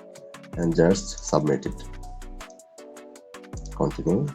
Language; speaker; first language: English; non-native, local second language; Bangla